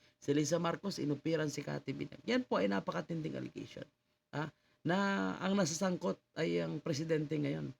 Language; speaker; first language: Filipino; native; Filipino